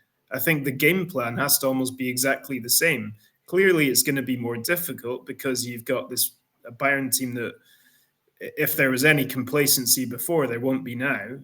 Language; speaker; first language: English; native; English